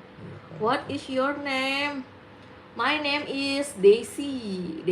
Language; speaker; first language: English; non-native, learner; Indonesian